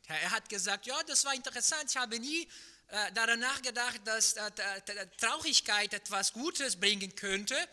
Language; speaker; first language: German; non-native, fluent; Portuguese